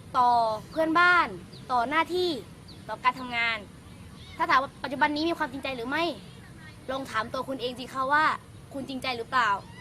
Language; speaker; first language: Thai; native; Thai